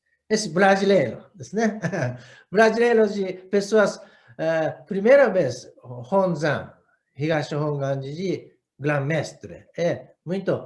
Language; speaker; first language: Portuguese; non-native, learner; Japanese